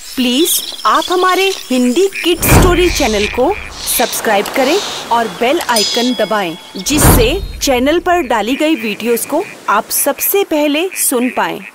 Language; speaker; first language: Hindi; native; Hindi